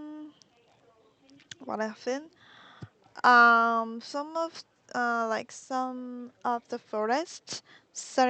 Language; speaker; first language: English; non-native, learner; Korean